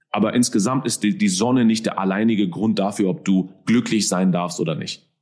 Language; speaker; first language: German; early bilingual, other home language; Persian